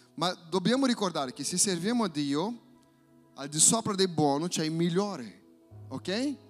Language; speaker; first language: Italian; non-native, fluent; Portuguese